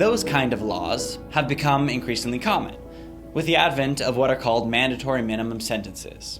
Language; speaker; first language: English; native; English